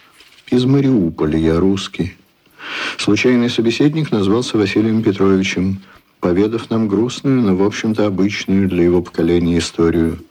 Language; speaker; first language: Russian; native; Russian